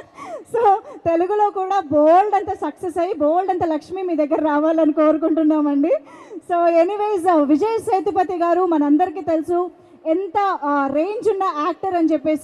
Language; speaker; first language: Telugu; native; Telugu